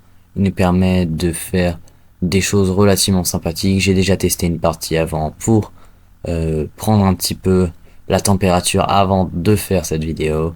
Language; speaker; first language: French; native; French